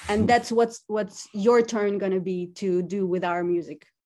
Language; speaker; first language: English; non-native, fluent; Russian